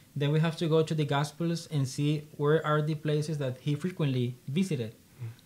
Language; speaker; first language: English; non-native, fluent; Spanish